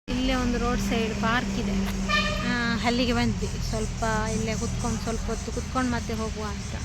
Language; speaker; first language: Kannada; non-native, local second language; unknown